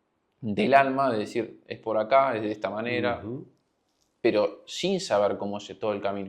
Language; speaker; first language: Spanish; native; Spanish